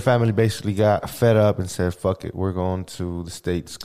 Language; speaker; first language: English; early bilingual, other home language; Spanish